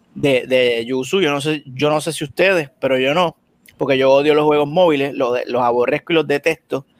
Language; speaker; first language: Spanish; native; Spanish